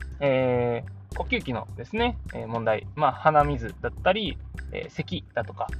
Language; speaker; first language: Japanese; native; Japanese